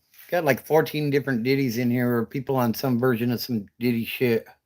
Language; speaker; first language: English; native; English